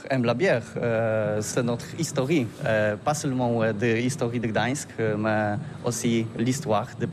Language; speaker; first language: French; non-native, learner; Polish